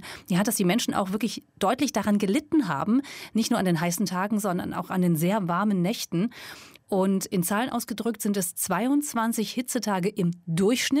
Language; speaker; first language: German; native; German